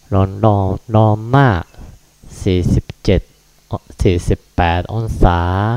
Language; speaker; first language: Thai; non-native, fluent; Japanese